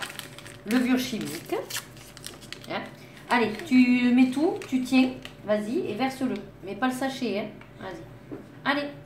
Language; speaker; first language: French; native; French